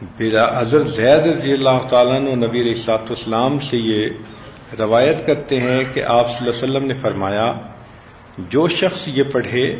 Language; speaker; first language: Urdu; non-native, local second language; Punjabi